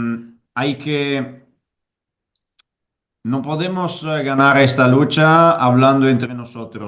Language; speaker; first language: Spanish; non-native, fluent; Italian